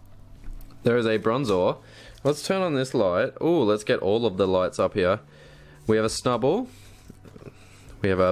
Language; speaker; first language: English; native; English